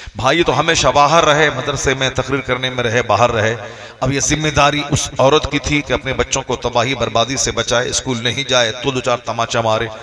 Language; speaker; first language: Hindi; native; Hindi